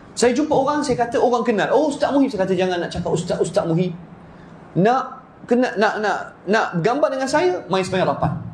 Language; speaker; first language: Malay; non-native, fluent; Arabic